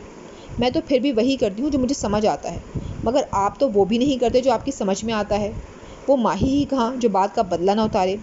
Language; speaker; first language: Urdu; native; Urdu